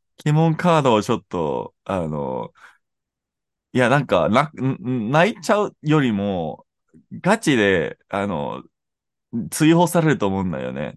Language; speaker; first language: Japanese; non-native, fluent; English